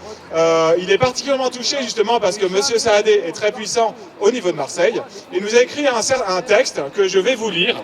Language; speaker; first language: French; native; French